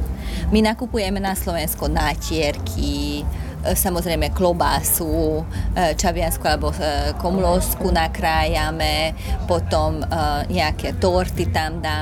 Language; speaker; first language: Slovak; non-native, local second language; Hungarian